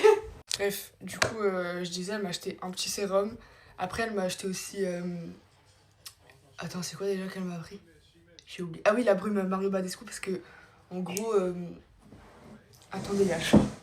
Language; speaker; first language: French; native; French